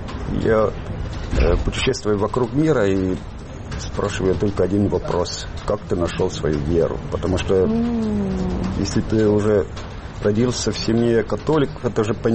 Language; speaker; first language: Russian; non-native, fluent; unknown